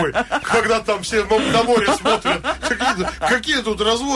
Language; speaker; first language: Russian; native; Russian